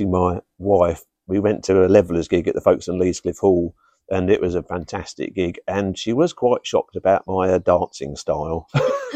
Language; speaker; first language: English; native; English